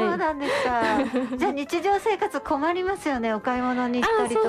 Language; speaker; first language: Japanese; native; Japanese